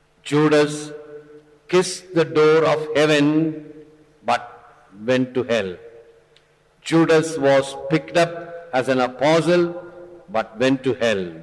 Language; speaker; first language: English; non-native, local second language; Tamil